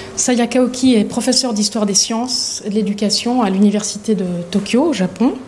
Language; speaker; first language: French; native; French